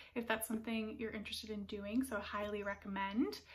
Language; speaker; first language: English; native; English